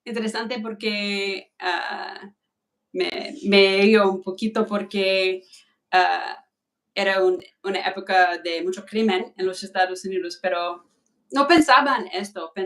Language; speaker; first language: Spanish; non-native, fluent; English